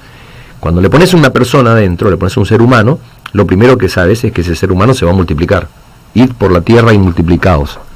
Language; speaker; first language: Spanish; native; Spanish